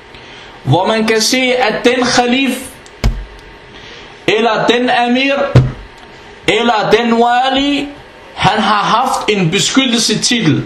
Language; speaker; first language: Danish; early bilingual, other home language; Arabic